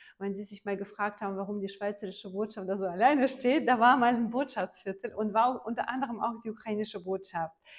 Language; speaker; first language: German; non-native, fluent; Ukrainian